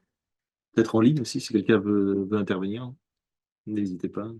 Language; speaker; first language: French; non-native, fluent; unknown